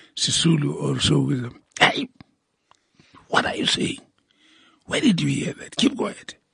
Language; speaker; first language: English; non-native, local second language; Southern Sotho